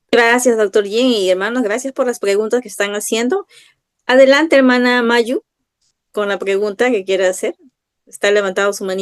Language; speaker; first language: Spanish; native; Spanish